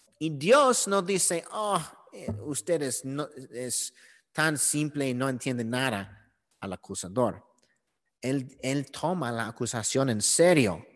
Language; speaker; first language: Spanish; non-native, learner; English